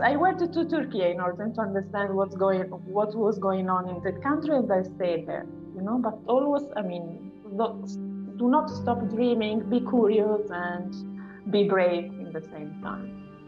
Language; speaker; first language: English; non-native, fluent; Italian